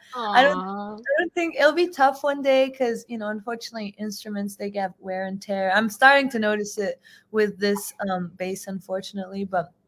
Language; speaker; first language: English; native; English